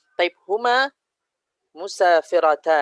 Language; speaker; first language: Arabic; non-native, learner; Indonesian